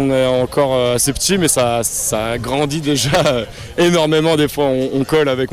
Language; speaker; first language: French; native; French